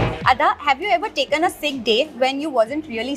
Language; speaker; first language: English; non-native, local second language; Hindi